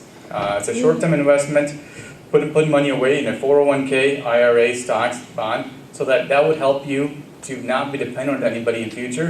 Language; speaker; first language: English; early bilingual, other home language; Gujarati